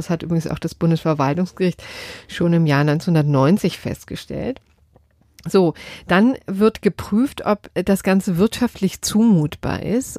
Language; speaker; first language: German; native; German